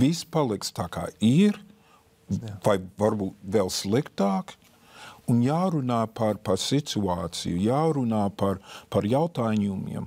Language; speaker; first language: Latvian; non-native, fluent; English